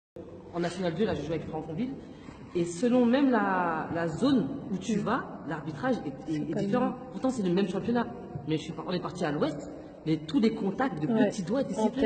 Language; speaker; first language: French; native; French